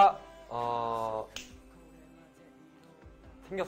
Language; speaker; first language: Japanese; non-native, learner; Korean